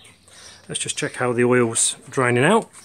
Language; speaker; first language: English; native; English